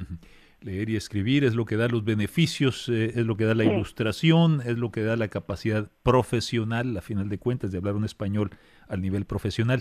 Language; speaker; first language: Spanish; native; Spanish